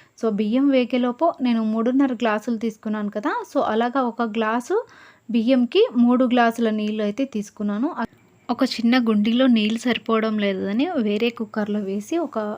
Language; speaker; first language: Telugu; non-native, local second language; Lambadi